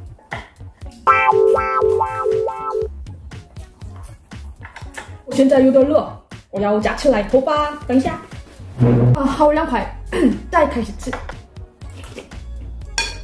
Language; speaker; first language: Chinese; non-native, learner; Korean